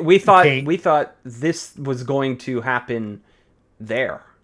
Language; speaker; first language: English; native; English